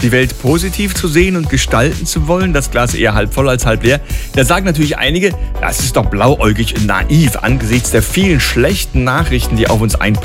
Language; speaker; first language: German; native; German